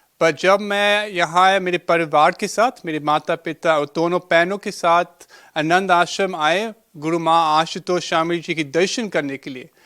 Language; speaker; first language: Hindi; early bilingual, heritage; Hindi